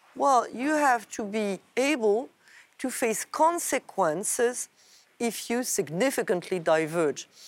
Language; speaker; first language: English; non-native, fluent; French